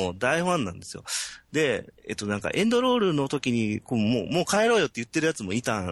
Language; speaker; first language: Japanese; native; Japanese